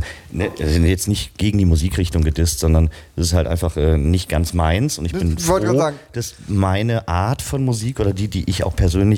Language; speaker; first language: German; native; German